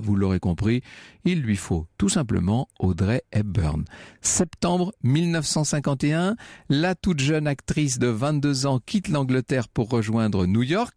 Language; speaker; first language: French; native; French